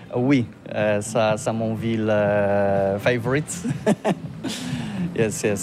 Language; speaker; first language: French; non-native, learner; Polish